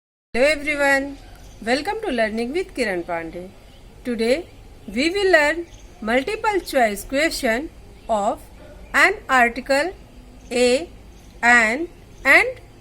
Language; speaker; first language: English; non-native, local second language; Hindi